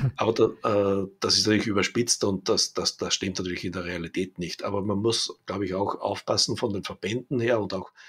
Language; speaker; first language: German; native; German